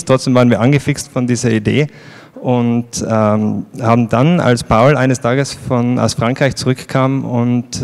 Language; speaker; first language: German; native; German